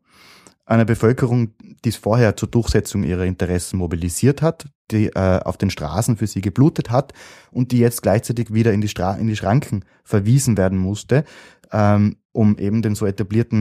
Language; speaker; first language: German; native; German